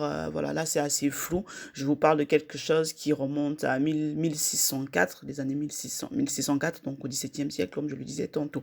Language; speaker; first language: French; native; French